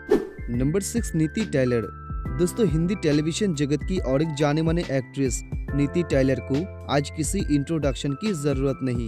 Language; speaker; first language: Hindi; native; Hindi